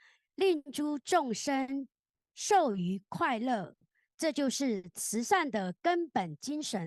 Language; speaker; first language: Chinese; native; Chinese